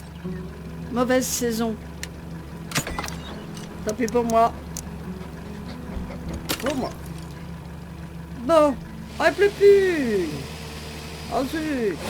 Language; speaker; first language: French; native; French